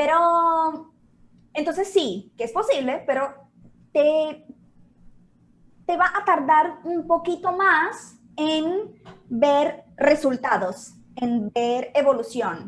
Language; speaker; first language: Spanish; non-native, fluent; Portuguese